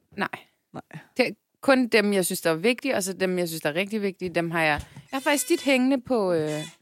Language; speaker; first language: Danish; early bilingual, other home language; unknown